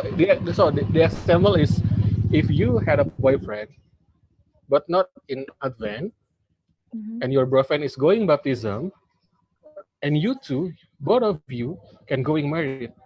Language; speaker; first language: English; non-native, learner; Indonesian